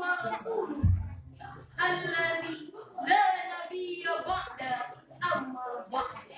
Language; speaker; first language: Arabic; non-native, learner; Indonesian